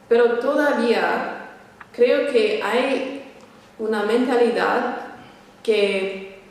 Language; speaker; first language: Spanish; non-native, fluent; English